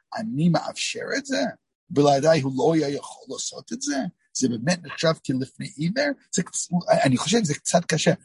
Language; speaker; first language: Hebrew; non-native, fluent; English